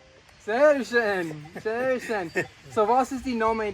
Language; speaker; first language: German; non-native, learner; English